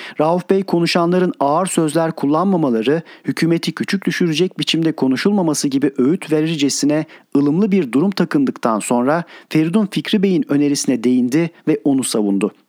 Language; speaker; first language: Turkish; native; Turkish